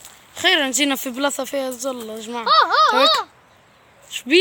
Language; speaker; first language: Arabic; native; Arabic